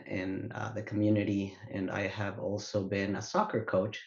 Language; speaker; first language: English; non-native, fluent; Spanish